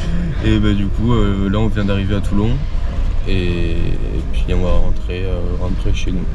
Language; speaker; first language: French; native; French